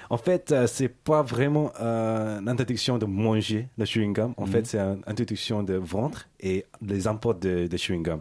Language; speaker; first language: French; non-native, learner; English